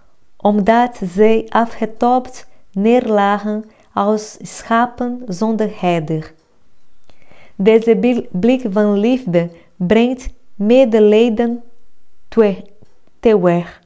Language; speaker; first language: Dutch; non-native, fluent; Portuguese